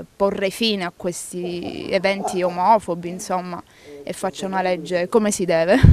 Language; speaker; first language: Italian; native; Italian